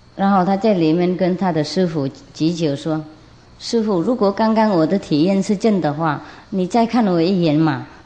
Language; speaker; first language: Chinese; non-native, fluent; Vietnamese